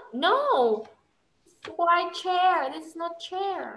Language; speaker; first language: English; non-native, fluent; Vietnamese